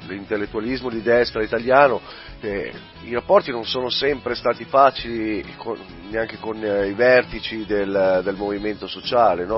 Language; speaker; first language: Italian; native; Italian